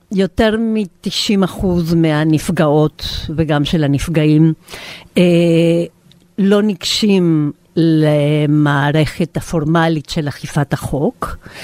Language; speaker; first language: Hebrew; non-native, fluent; Spanish